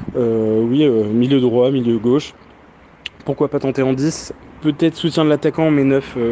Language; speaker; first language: French; native; French